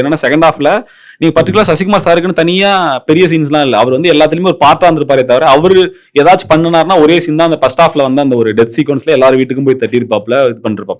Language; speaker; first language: Tamil; native; Tamil